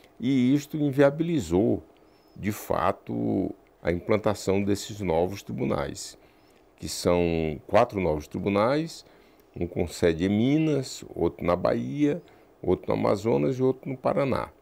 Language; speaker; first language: Portuguese; native; Portuguese